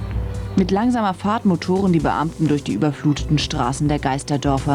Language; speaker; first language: German; native; German